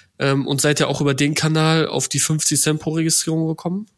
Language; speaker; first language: German; native; German